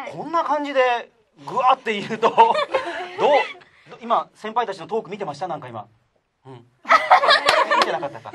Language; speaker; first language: Japanese; native; Japanese